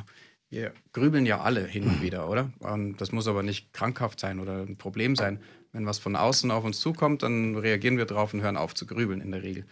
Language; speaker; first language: German; native; German